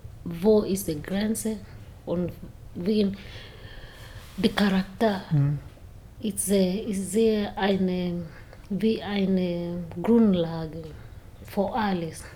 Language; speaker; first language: German; non-native, learner; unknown